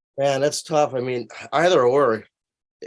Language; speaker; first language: English; native; English